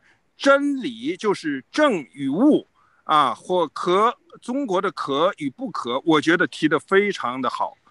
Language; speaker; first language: Chinese; native; Chinese